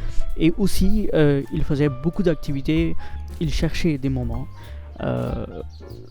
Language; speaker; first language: French; non-native, fluent; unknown